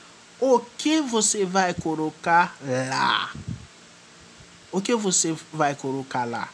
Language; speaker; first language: Portuguese; non-native, fluent; French